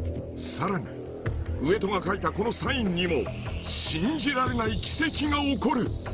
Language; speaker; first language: Japanese; native; Japanese